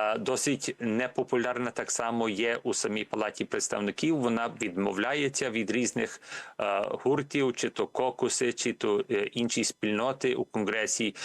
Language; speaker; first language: Ukrainian; early bilingual, heritage; Ukrainian